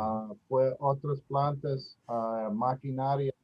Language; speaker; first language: Spanish; non-native, learner; English